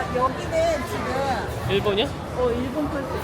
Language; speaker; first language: Korean; native; Korean